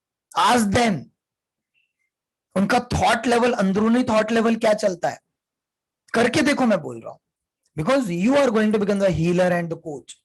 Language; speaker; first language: Hindi; native; Hindi